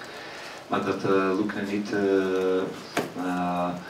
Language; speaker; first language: Dutch; non-native, fluent; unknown